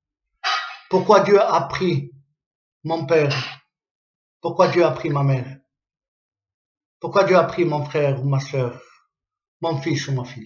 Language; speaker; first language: French; native; French